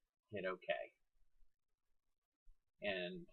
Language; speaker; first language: English; native; English